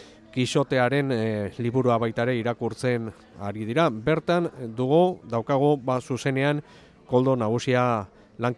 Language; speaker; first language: Basque; native; Basque